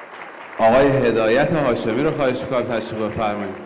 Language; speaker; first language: Persian; native; Persian